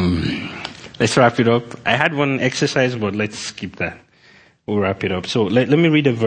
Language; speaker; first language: English; non-native, local second language; Yoruba